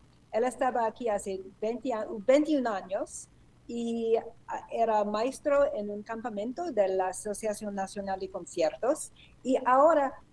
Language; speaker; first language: Spanish; non-native, fluent; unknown